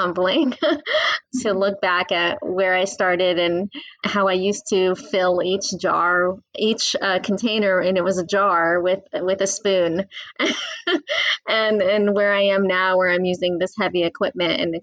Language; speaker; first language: English; native; English